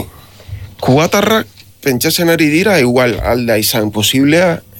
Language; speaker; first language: Basque; non-native, learner; Spanish